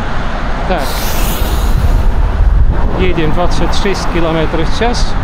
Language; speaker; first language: Russian; non-native, local second language; Estonian